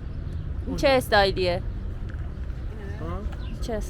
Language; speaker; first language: Persian; native; Persian